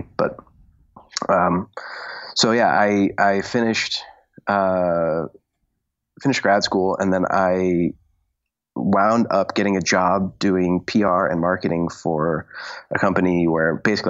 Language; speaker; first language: English; native; English